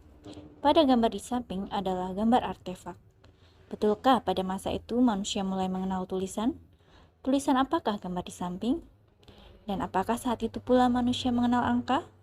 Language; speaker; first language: Indonesian; native; Indonesian